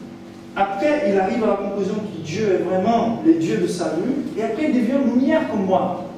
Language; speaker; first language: French; non-native, fluent; Portuguese